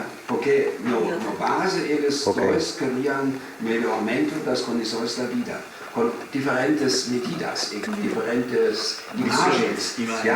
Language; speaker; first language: Portuguese; non-native, fluent; German